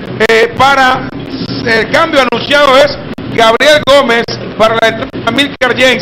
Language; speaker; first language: Spanish; native; Spanish